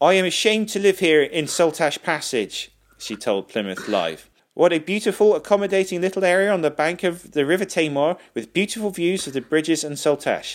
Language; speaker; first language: English; native; English